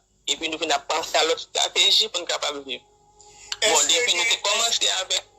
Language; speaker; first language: Haitian Creole; native; Haitian Creole